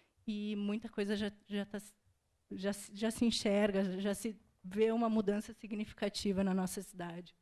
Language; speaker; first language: Portuguese; native; Portuguese